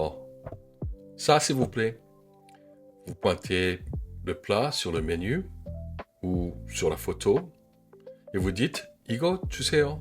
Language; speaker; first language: French; non-native, fluent; Korean